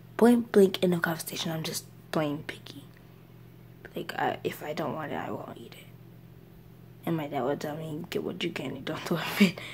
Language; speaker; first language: English; native; English